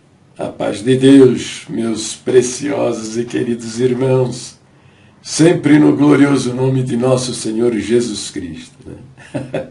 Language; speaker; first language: Portuguese; native; Portuguese